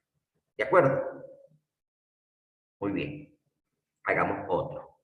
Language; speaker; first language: Spanish; native; Spanish